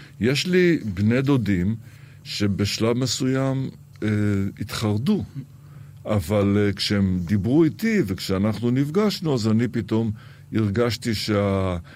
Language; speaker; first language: Hebrew; early bilingual, other home language; Arabic